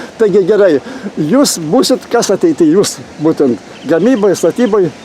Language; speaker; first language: Lithuanian; native; Lithuanian